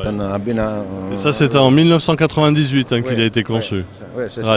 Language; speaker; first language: French; native; French